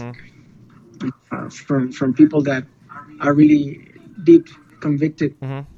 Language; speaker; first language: English; non-native, fluent; Spanish